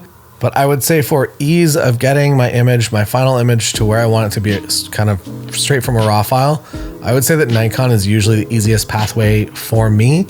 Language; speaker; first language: English; native; English